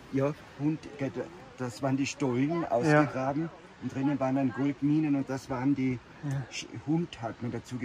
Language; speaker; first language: German; native; German